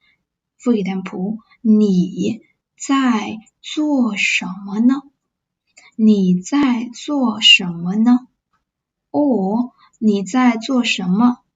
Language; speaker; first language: Chinese; non-native, fluent; English